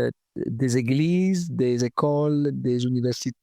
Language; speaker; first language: French; non-native, fluent; Italian